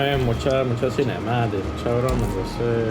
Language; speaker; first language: Spanish; native; Spanish